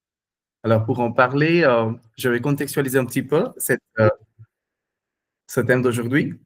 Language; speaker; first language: French; non-native, fluent; Hindi